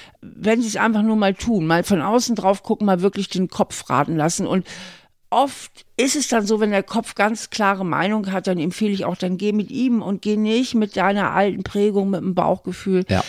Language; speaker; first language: German; native; German